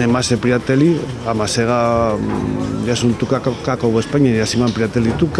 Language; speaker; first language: Macedonian; non-native, learner; Spanish